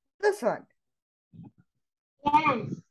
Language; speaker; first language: English; non-native, learner; Vietnamese